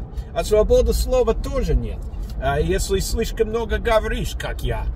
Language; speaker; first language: Russian; non-native, learner; English